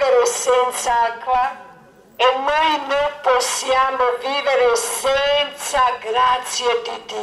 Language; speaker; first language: Italian; non-native, learner; Croatian